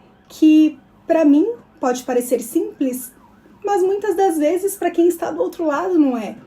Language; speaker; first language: Portuguese; native; Portuguese